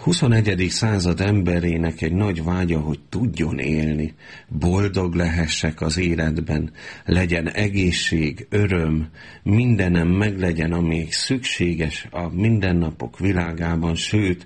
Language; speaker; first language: Hungarian; native; Hungarian